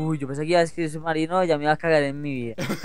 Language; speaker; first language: Spanish; native; Spanish